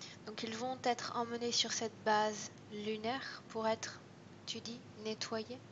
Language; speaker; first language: French; native; French